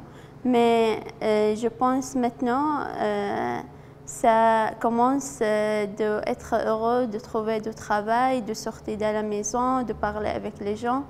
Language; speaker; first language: French; non-native, learner; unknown